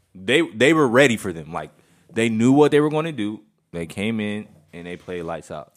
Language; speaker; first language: English; native; English